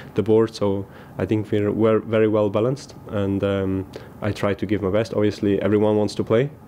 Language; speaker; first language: English; non-native, fluent; German